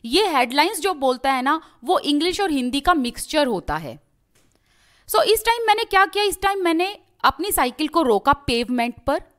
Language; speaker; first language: Hindi; native; Hindi